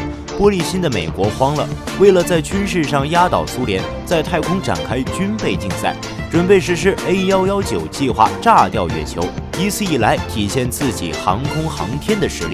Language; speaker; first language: Chinese; native; Chinese